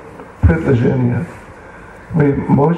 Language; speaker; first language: Russian; non-native, learner; English